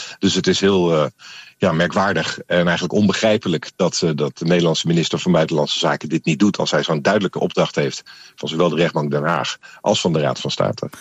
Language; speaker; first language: Dutch; native; Dutch